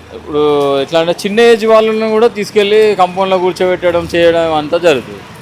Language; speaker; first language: Telugu; native; Telugu